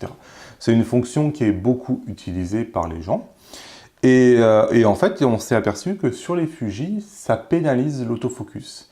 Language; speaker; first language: French; native; French